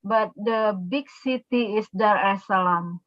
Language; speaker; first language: English; non-native, local second language; Indonesian